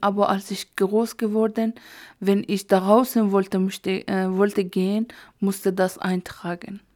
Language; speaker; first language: German; non-native, learner; Persian